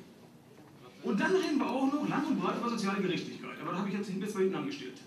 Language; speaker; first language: German; native; German